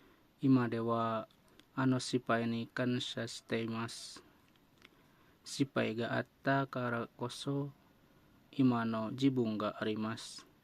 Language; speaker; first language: Japanese; non-native, learner; Indonesian